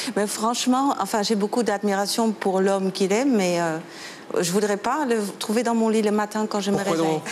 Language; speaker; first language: French; non-native, fluent; Dutch